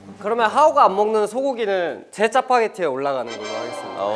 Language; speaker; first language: Korean; native; Korean